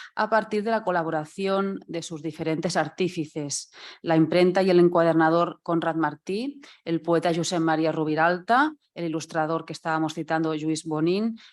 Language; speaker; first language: Spanish; non-native, local second language; Catalan